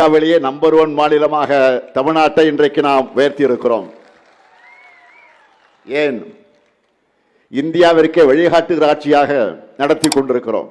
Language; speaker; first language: Tamil; native; Tamil